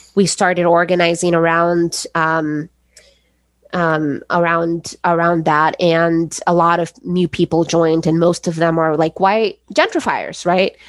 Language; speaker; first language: English; early bilingual, other home language; Spanish